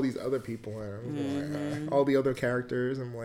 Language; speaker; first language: English; native; English